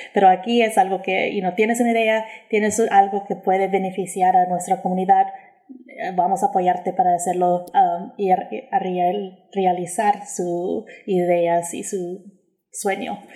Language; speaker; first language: Spanish; early bilingual, heritage; English